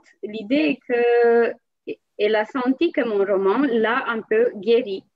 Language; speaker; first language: French; non-native, fluent; Romanian